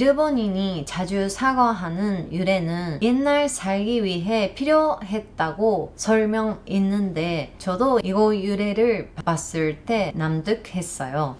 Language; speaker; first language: Korean; non-native, learner; Japanese